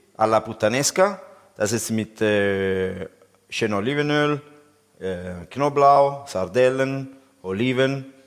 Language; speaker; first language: German; non-native, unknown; Italian